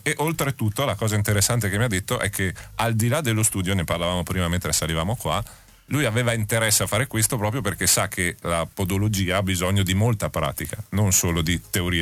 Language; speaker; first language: Italian; native; Italian